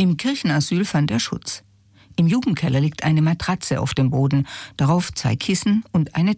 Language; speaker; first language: German; native; German